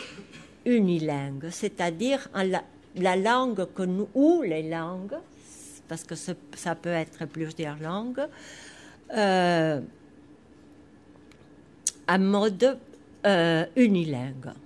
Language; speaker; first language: French; non-native, fluent; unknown